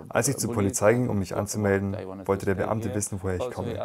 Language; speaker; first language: German; non-native, fluent; Arabic